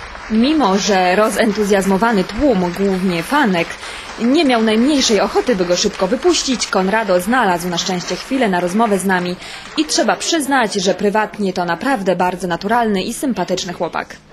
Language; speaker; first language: Polish; native; Polish